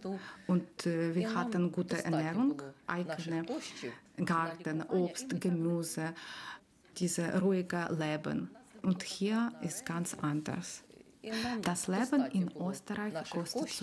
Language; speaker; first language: German; non-native, learner; Ukrainian